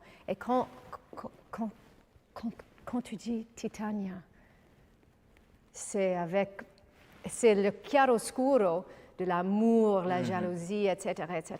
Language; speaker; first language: French; non-native, fluent; English